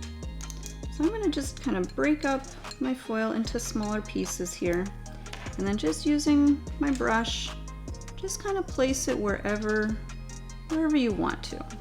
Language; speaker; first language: English; native; English